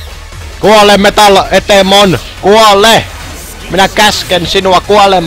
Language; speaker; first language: Finnish; native; Finnish